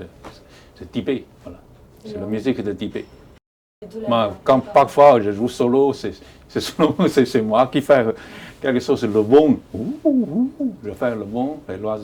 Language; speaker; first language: French; non-native, learner; Chinese